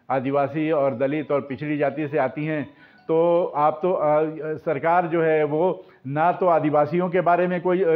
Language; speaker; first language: Hindi; native; Hindi